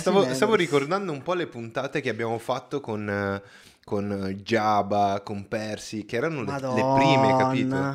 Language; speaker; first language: Italian; native; Italian